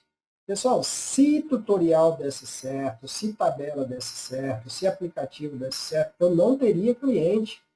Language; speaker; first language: Portuguese; native; Portuguese